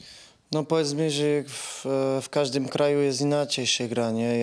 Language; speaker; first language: Polish; non-native, fluent; French